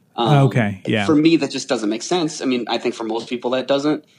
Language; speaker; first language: English; native; English